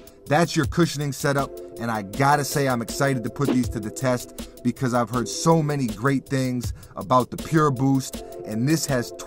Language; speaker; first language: English; native; English